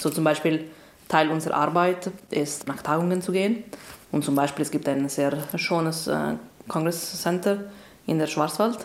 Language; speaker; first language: German; non-native, fluent; Italian